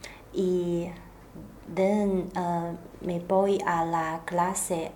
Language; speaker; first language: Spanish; non-native, learner; Chinese